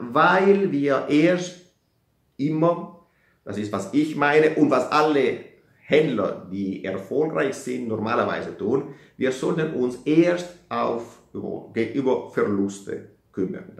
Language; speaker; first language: German; non-native, fluent; Italian